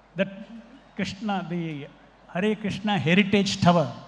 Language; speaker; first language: English; non-native, local second language; Telugu